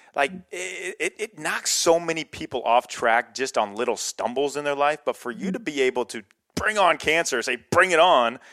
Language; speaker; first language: English; native; English